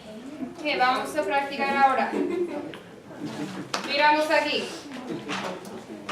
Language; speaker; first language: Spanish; non-native, fluent; English